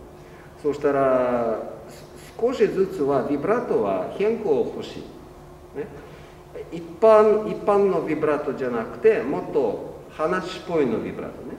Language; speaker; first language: Japanese; non-native, learner; Russian